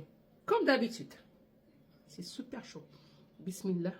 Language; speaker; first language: French; non-native, local second language; Arabic